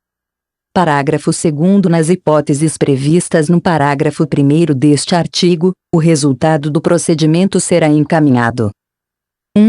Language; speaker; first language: Portuguese; native; Portuguese